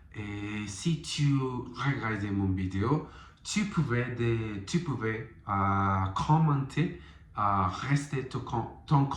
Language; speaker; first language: French; non-native, learner; Spanish